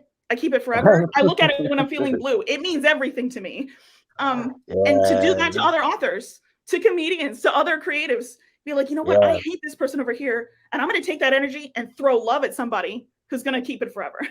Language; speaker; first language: English; native; English